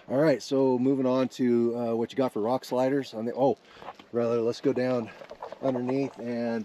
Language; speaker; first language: English; native; English